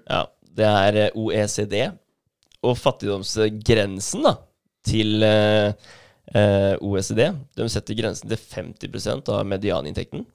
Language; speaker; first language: Norwegian; native; Norwegian